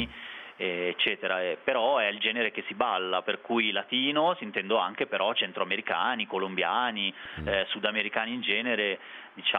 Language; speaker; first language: Italian; native; Italian